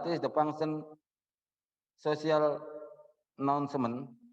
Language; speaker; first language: English; non-native, learner; Indonesian